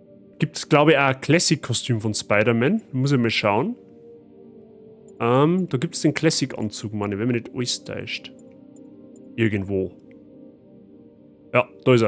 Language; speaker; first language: German; native; German